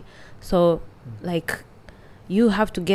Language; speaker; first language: English; non-native, local second language; Swahili